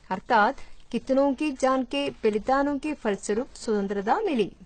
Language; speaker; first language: Hindi; non-native, local second language; Malayalam